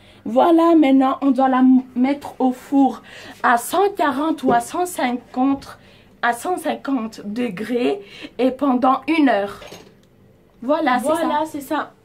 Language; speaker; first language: French; non-native, fluent; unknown